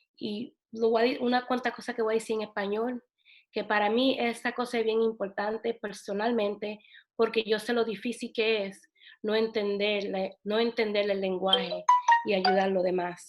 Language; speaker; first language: Spanish; early bilingual, other home language; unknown